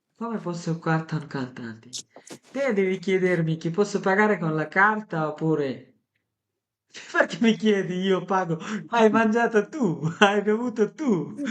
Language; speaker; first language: Italian; non-native, fluent; Bangla